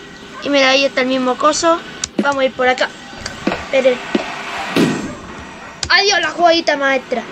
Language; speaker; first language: Spanish; native; Spanish